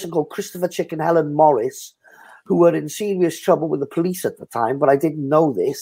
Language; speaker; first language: English; native; English